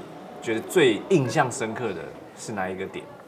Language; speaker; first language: Chinese; native; Chinese